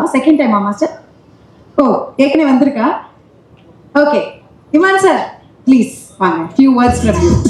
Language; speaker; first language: Tamil; native; Tamil